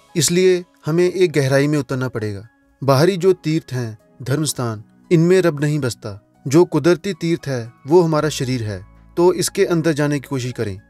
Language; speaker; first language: Hindi; non-native, local second language; Punjabi